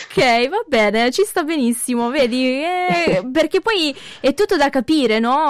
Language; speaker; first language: Italian; native; Italian